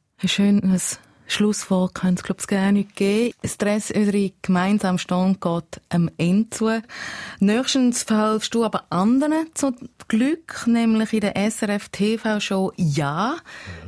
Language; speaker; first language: German; native; German